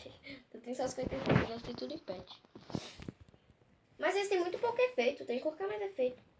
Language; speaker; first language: Portuguese; native; Portuguese